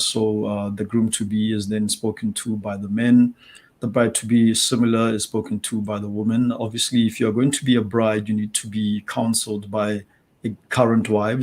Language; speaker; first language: English; non-native, local second language; Tswana